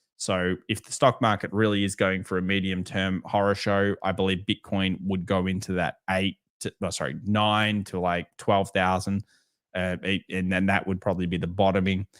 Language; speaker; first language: English; native; English